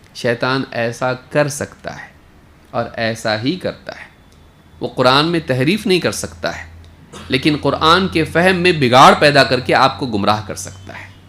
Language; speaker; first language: Urdu; native; Urdu